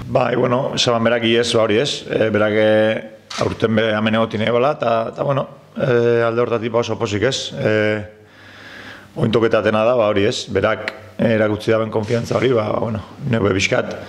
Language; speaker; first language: Basque; native; Basque